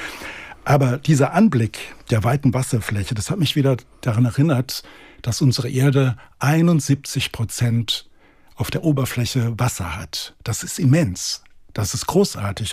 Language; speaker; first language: German; native; German